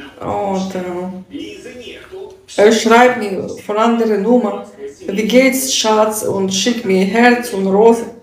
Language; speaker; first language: German; non-native, learner; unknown